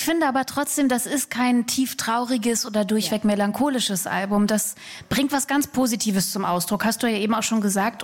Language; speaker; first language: German; native; German